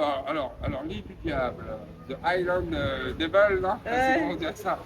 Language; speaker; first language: French; native; French